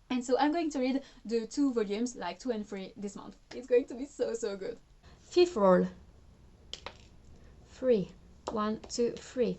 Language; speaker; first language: English; non-native, fluent; French